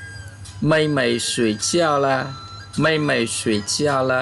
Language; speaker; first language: Chinese; non-native, fluent; Khmer